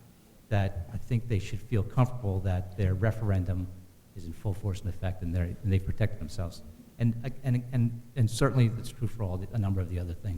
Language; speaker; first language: English; native; English